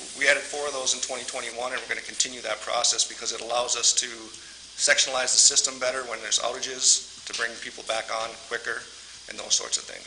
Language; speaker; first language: English; native; English